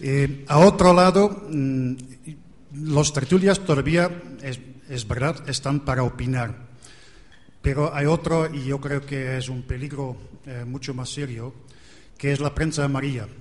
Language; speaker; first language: Spanish; non-native, fluent; Dutch